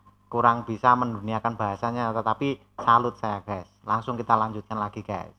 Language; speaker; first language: Indonesian; native; Indonesian